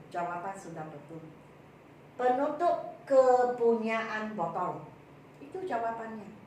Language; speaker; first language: Malay; non-native, local second language; Chinese